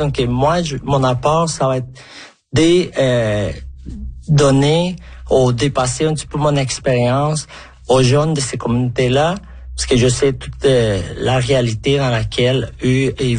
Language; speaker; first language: French; non-native, fluent; Spanish